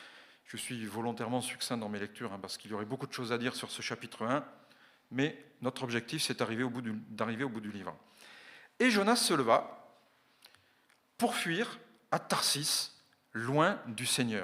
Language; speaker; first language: French; native; French